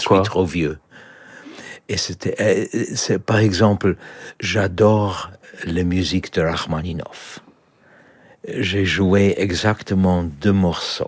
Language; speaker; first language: French; non-native, learner; Polish